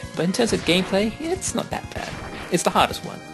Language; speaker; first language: English; native; English